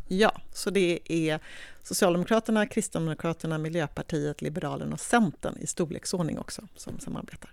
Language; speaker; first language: Swedish; native; Swedish